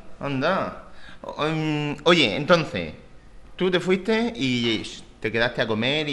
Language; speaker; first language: Spanish; native; Spanish